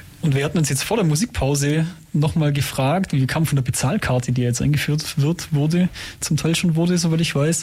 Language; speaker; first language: German; native; German